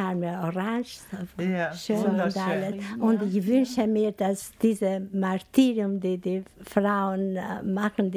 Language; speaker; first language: German; non-native, fluent; Albanian